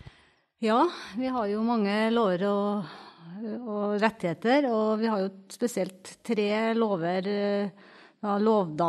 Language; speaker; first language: Norwegian; native; Norwegian